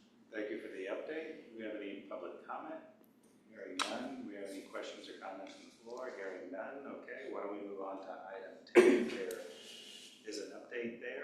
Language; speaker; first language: English; native; English